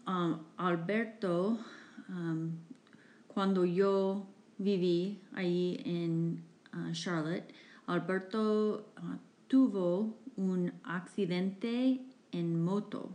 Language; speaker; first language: Spanish; non-native, fluent; English